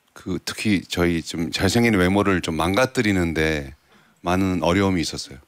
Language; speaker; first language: Korean; native; Korean